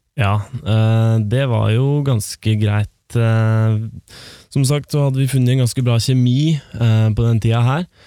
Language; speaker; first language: Norwegian; native; Norwegian